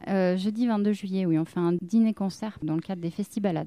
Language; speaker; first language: French; native; French